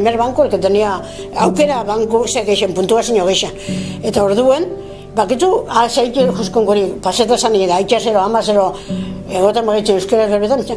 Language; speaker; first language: Basque; native; Basque